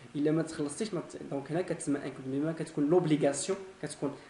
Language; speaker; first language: Arabic; native; Arabic